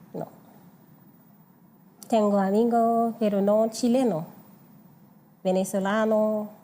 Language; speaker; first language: Spanish; non-native, learner; Haitian Creole